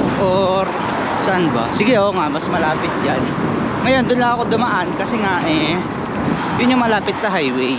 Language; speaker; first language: Filipino; native; Filipino